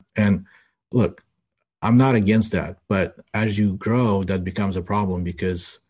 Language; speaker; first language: English; early bilingual, other home language; Russian